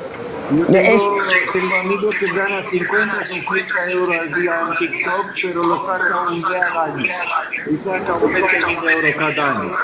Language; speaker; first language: Spanish; non-native, learner; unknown